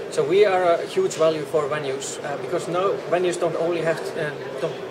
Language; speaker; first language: English; non-native, fluent; Icelandic